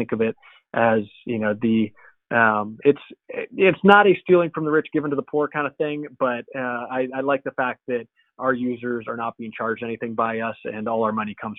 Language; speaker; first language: English; native; English